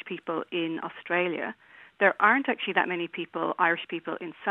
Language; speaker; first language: English; native; English